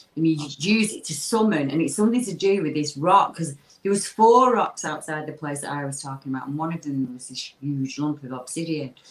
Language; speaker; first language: English; native; English